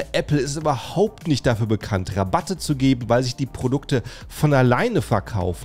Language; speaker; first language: German; native; German